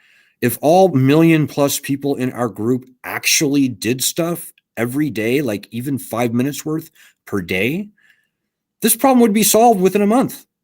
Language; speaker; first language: English; native; English